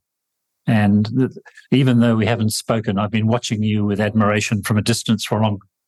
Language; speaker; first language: English; native; English